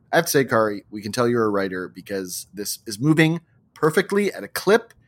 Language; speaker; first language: English; native; English